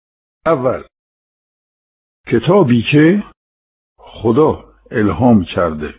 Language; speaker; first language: Persian; non-native, fluent; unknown